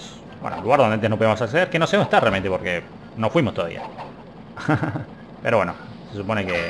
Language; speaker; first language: Spanish; native; Spanish